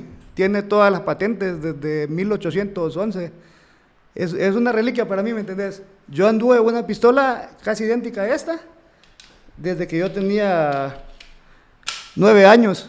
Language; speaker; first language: Spanish; native; Spanish